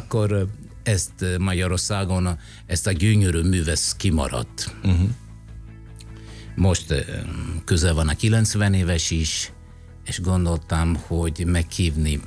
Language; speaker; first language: Hungarian; non-native, fluent; Italian